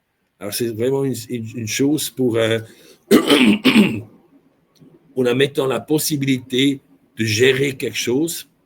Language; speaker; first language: French; non-native, local second language; German